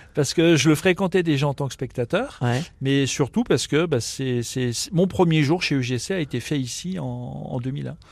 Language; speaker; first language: French; native; French